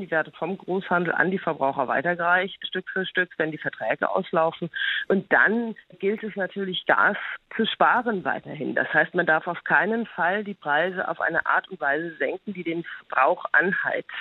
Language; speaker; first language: German; native; German